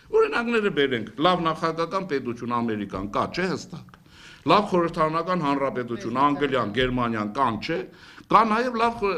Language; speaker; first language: Armenian; native; Armenian